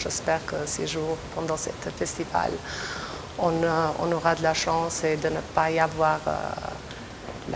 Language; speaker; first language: French; non-native, fluent; Albanian